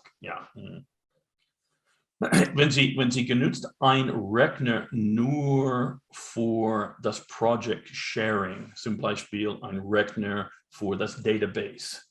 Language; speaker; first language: German; non-native, learner; English